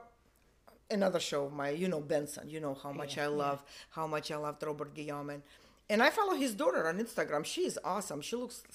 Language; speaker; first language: English; non-native, fluent; Russian